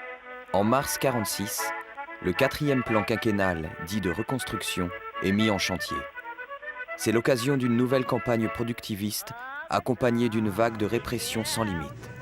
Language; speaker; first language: French; native; French